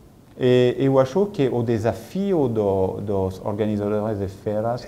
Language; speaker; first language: Portuguese; non-native, fluent; French